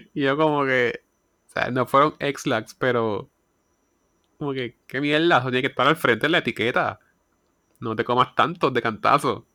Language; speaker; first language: Spanish; native; Spanish